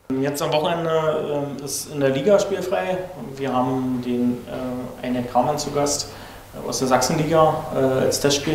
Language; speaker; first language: German; native; German